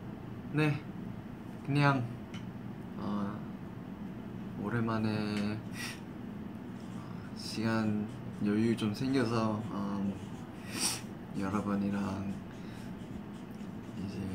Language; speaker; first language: Korean; non-native, fluent; English